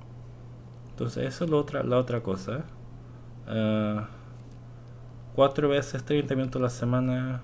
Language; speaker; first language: Spanish; non-native, fluent; Korean